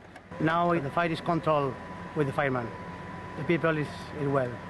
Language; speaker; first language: English; non-native, learner; Spanish